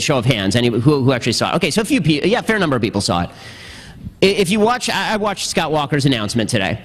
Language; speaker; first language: English; native; English